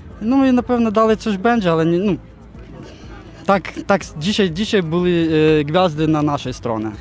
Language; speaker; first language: Polish; non-native, learner; Ukrainian